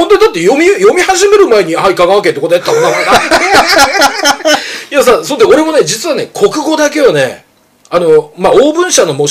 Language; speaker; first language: Japanese; native; Japanese